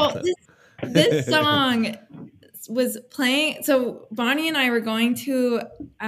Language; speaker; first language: English; native; English